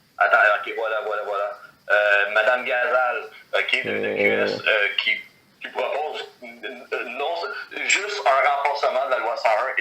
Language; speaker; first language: French; native; French